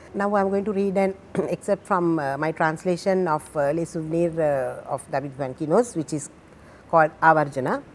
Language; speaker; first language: English; non-native, local second language; Sinhala